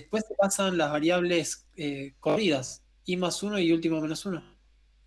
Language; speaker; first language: Spanish; native; Spanish